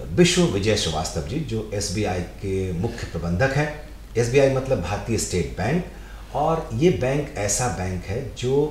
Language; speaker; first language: Hindi; native; Hindi